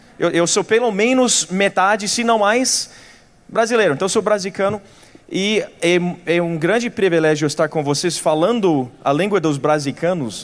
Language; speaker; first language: Portuguese; non-native, fluent; English